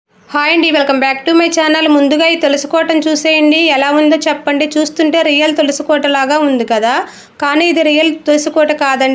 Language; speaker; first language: Telugu; native; Telugu